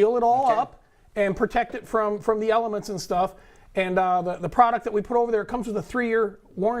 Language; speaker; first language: English; native; English